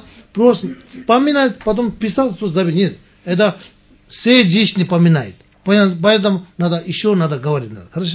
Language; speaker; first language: Russian; non-native, learner; Tibetan